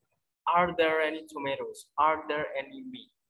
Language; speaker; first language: English; non-native, fluent; Indonesian